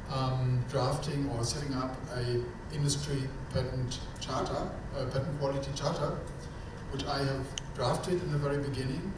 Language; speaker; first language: English; non-native, fluent; German